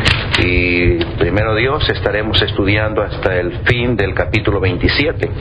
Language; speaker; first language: Spanish; native; Spanish